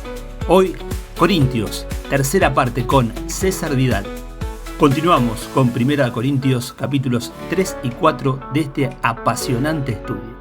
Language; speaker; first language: Spanish; native; Spanish